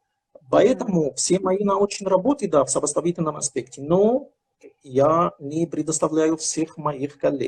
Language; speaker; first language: Russian; non-native, fluent; Arabic